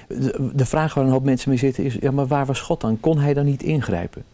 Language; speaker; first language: Dutch; native; Dutch